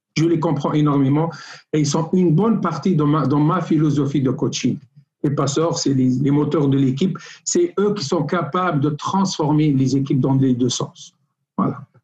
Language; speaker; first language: French; non-native, local second language; Arabic